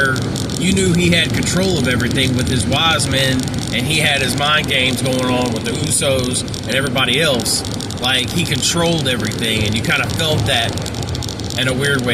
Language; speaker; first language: English; native; English